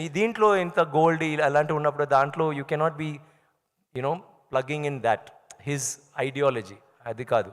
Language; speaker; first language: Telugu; non-native, local second language; Tamil